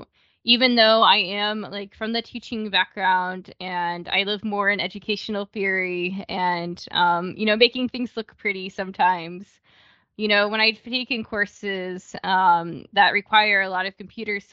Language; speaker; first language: English; native; English